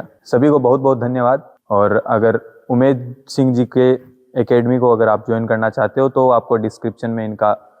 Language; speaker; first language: Hindi; native; Hindi